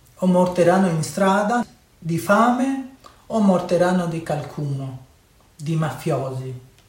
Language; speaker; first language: Italian; non-native, learner; Urdu